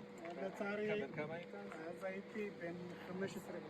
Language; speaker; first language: Hebrew; non-native, fluent; Amharic